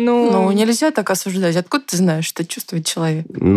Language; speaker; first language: Russian; native; Russian